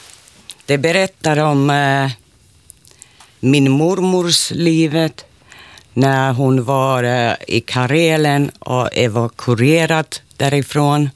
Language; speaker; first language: Swedish; non-native, local second language; Finnish